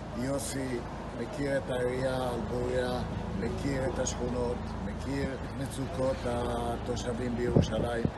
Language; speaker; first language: Hebrew; native; Hebrew